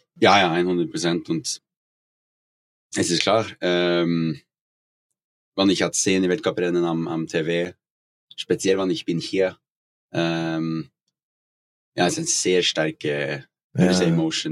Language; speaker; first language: German; non-native, learner; Norwegian